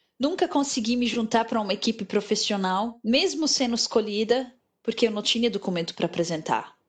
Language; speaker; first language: Portuguese; non-native, fluent; Arabic